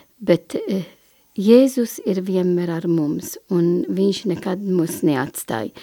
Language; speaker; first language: Latvian; non-native, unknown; Italian